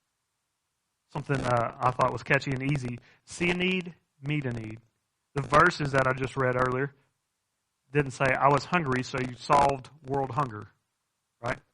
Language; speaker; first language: English; native; English